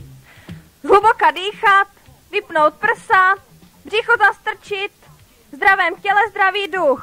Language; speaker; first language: Czech; native; Czech